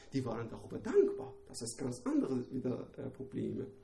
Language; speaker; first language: German; non-native, learner; Persian